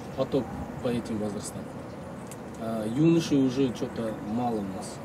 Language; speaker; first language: Russian; non-native, local second language; Kazakh